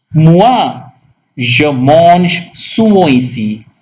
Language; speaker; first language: French; non-native, local second language; Hindi